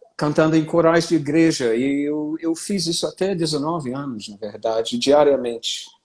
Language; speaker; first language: Portuguese; non-native, fluent; English